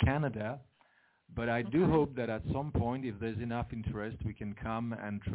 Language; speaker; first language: English; non-native, fluent; French